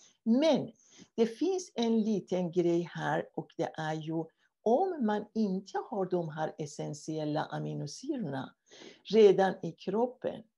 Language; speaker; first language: Swedish; non-native, fluent; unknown